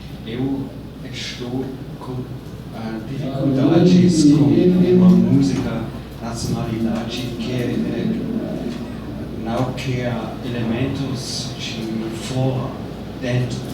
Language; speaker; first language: Portuguese; non-native, fluent; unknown